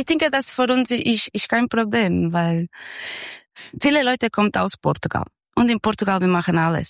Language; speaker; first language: German; non-native, learner; Portuguese